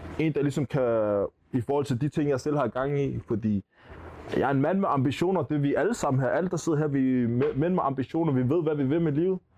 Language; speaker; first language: Danish; early bilingual, other home language; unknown